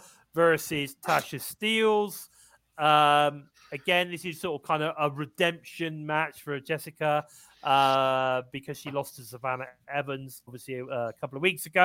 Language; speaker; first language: English; native; English